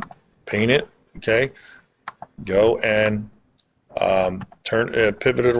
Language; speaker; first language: English; native; English